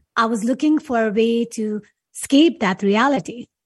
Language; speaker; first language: English; non-native, local second language; Urdu